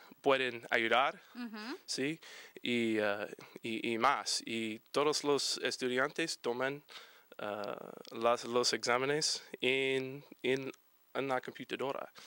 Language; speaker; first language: Spanish; non-native, learner; English